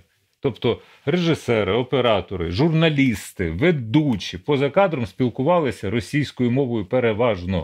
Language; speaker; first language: Ukrainian; native; Ukrainian